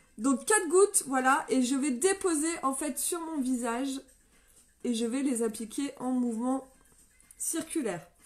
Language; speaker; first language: French; native; French